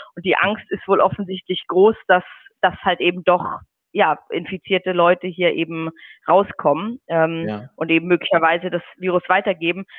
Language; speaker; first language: German; native; German